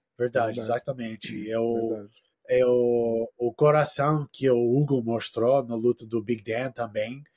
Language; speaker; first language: Portuguese; non-native, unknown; English